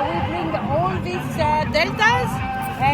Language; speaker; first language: English; non-native, learner; French